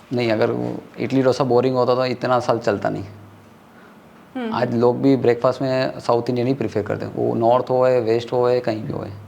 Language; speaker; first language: Hindi; non-native, local second language; Tamil